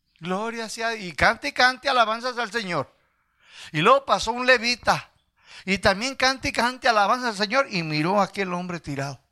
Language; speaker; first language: Spanish; early bilingual, heritage; Spanish